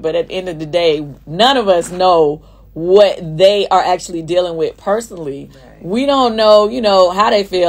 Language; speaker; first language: English; native; English